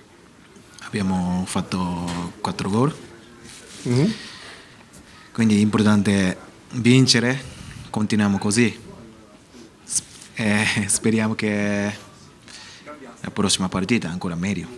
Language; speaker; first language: Italian; non-native, learner; Japanese